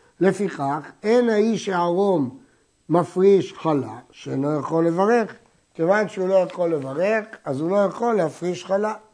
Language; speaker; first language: Hebrew; native; Hebrew